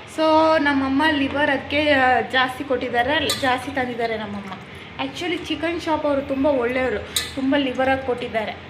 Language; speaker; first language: Kannada; non-native, local second language; Telugu